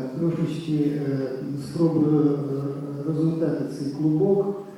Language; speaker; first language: Ukrainian; native; Ukrainian